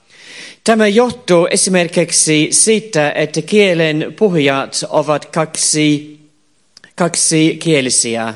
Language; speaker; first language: Finnish; non-native, fluent; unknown